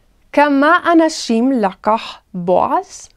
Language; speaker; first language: Hebrew; non-native, fluent; English